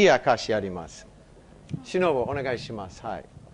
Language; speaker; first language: Japanese; non-native, learner; English